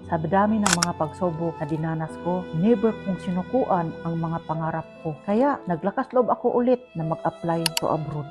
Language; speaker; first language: Filipino; non-native, local second language; Cebuano